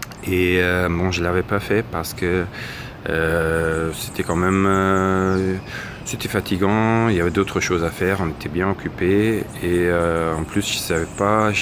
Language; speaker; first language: French; non-native, fluent; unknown